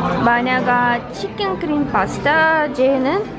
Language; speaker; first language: Korean; non-native, fluent; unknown